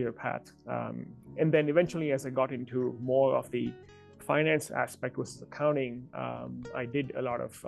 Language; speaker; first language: English; non-native, local second language; Hindi